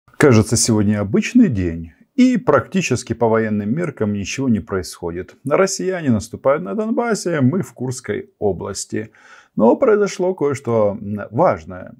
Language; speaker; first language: Russian; non-native, local second language; Ukrainian